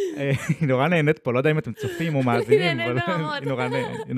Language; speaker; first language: Hebrew; native; Hebrew